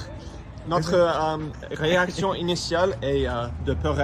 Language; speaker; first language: French; non-native, learner; English